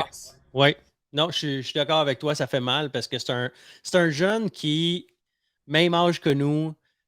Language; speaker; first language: French; native; French